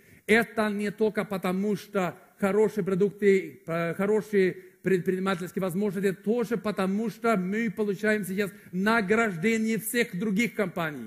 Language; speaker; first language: Russian; non-native, fluent; Swedish